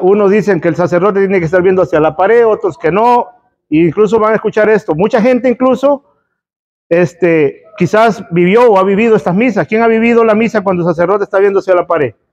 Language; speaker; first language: Spanish; native; Spanish